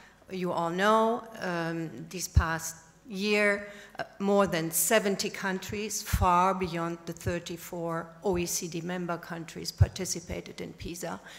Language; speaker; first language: English; non-native, fluent; German